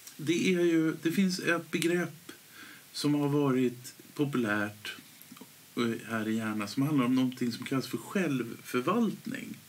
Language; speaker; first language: Swedish; native; Swedish